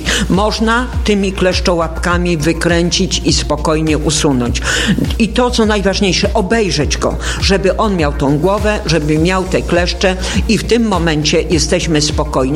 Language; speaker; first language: Polish; native; Polish